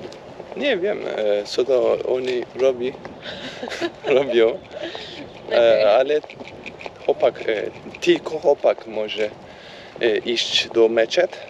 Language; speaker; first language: Polish; non-native, learner; Turkish